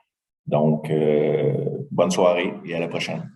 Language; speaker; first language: French; native; French